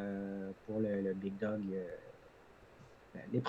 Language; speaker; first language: French; native; French